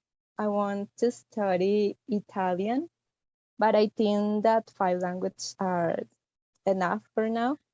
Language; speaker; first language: English; non-native, fluent; Spanish